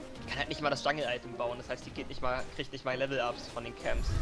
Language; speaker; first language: German; native; German